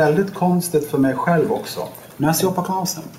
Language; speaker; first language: Swedish; non-native, learner; Lithuanian